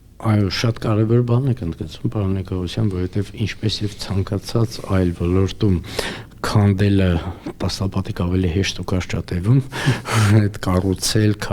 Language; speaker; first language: Armenian; native; Armenian